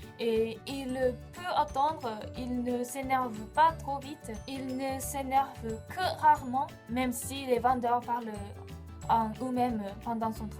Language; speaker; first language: French; non-native, fluent; Japanese